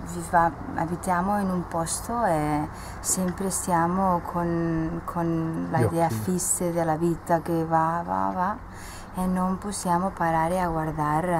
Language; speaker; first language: Italian; non-native, fluent; Spanish